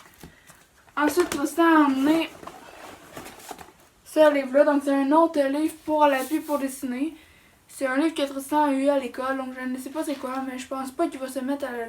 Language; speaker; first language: French; native; French